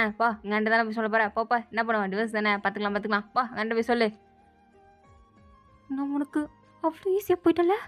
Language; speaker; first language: Tamil; native; Tamil